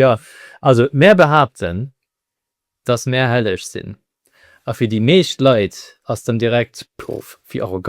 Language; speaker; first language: German; non-native, local second language; Luxembourgish